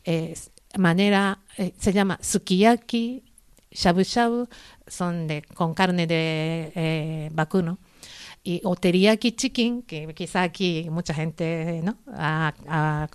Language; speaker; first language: Spanish; non-native, learner; Japanese